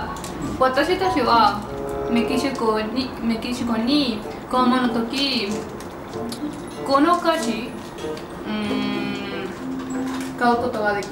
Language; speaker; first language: Japanese; non-native, learner; Spanish